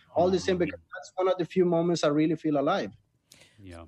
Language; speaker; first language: English; non-native, fluent; Swedish